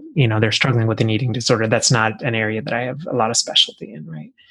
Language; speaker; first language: English; native; English